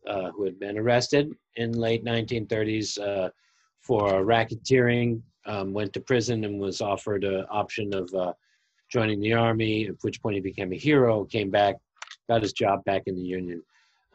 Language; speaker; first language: English; native; English